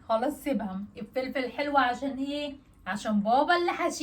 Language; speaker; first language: Arabic; native; Arabic